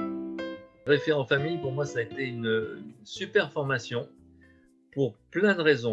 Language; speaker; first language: French; native; French